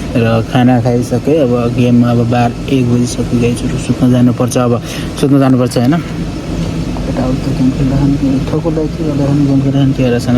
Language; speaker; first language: Nepali; native; Nepali